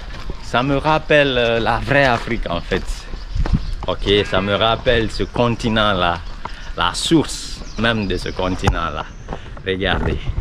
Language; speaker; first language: French; non-native, local second language; Susu